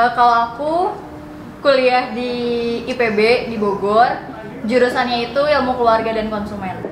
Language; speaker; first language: Indonesian; native; Indonesian